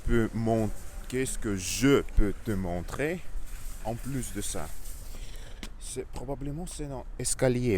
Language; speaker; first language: French; non-native, learner; Russian